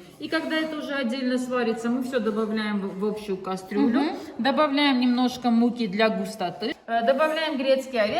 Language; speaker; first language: Russian; non-native, local second language; Armenian